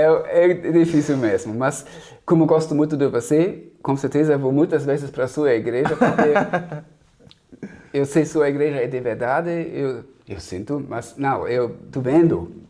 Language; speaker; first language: Portuguese; non-native, fluent; German